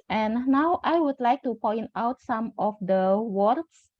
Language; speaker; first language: English; non-native, fluent; Indonesian